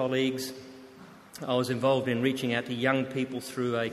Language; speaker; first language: English; native; English